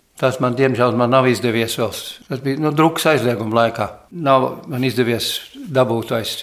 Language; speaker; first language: Latvian; early bilingual, heritage; Latvian